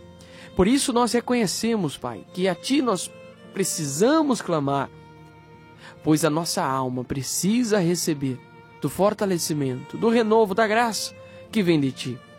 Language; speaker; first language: Portuguese; native; Portuguese